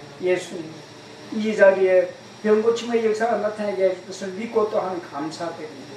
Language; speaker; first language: Korean; native; Korean